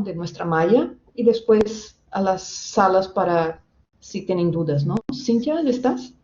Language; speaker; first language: Spanish; non-native, fluent; Portuguese